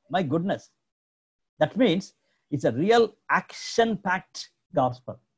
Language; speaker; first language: English; non-native, local second language; Tamil